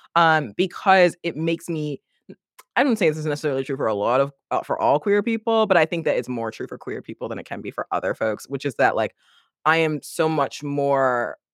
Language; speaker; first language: English; native; English